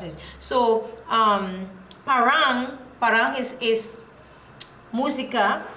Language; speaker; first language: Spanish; non-native, learner; English